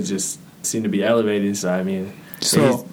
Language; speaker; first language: English; native; English